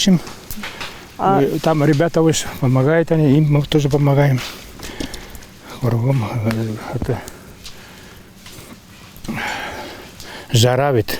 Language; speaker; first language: Russian; non-native, local second language; Bashkir